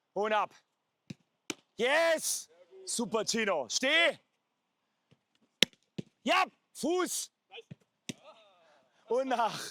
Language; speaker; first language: German; native; German